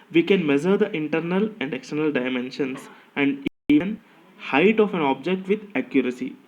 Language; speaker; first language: English; non-native, local second language; Telugu